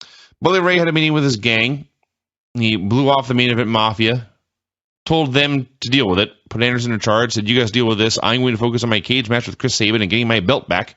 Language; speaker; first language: English; native; English